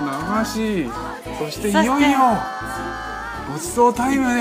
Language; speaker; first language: Japanese; native; Japanese